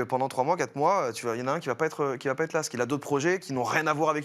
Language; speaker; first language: French; native; French